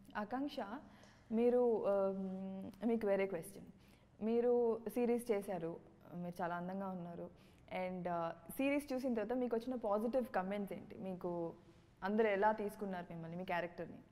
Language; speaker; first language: Telugu; native; Telugu